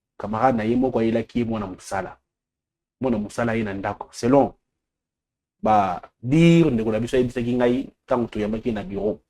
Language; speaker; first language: Lingala; native; Lingala